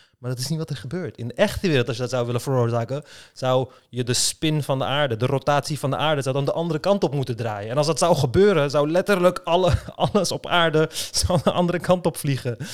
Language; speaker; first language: Dutch; early bilingual, other home language; Turkish